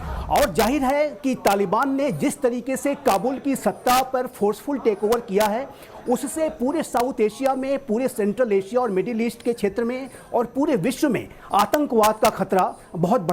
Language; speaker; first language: Hindi; native; Hindi